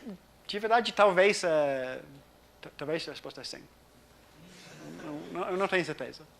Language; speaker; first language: Portuguese; non-native, fluent; English